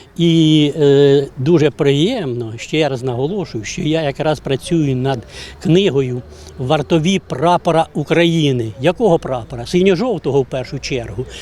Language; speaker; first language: Ukrainian; native; Ukrainian